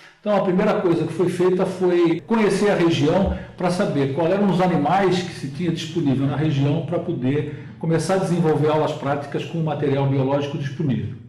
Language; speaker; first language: Portuguese; native; Portuguese